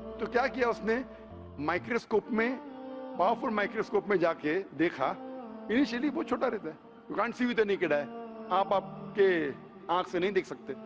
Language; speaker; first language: Hindi; non-native, local second language; Konkani